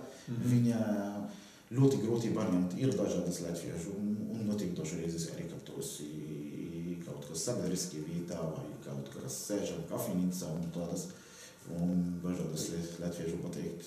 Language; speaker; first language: Latvian; non-native, learner; Arabic